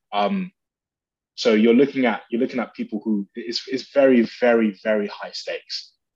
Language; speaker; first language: English; native; English